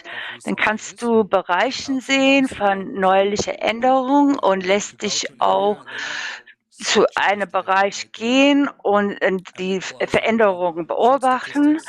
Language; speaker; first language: German; non-native, learner; English